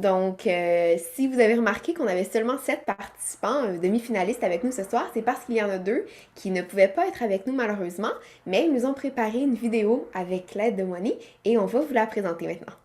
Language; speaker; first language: French; native; French